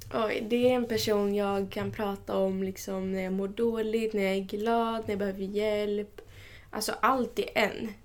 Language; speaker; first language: Swedish; early bilingual, other home language; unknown